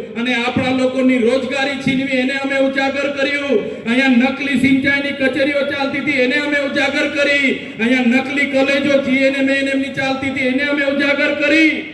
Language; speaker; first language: Gujarati; non-native, local second language; Vasavi